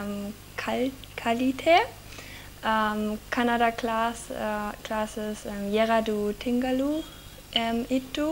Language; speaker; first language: Kannada; non-native, learner; German